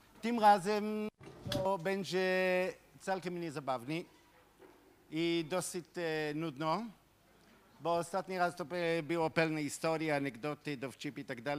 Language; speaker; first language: Polish; non-native, fluent; Hebrew